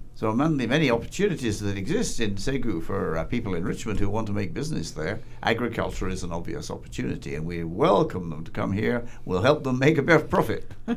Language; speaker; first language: English; native; English